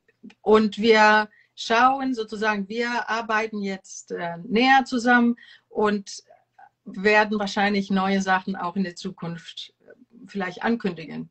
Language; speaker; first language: German; non-native, fluent; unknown